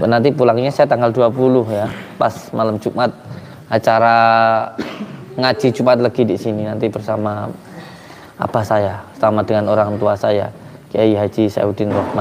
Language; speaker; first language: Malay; non-native, local second language; Javanese